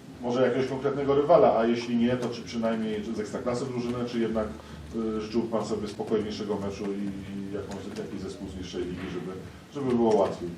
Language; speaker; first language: Polish; native; Polish